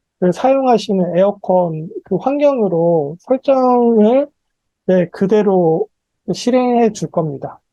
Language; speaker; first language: Korean; native; Korean